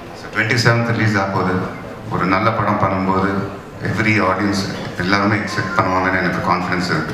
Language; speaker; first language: Tamil; non-native, local second language; Telugu